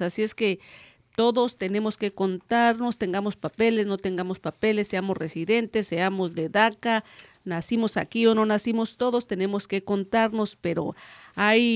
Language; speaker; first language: Spanish; native; Spanish